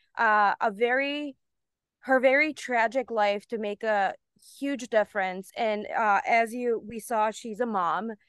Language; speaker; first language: English; early bilingual, other home language; Bulgarian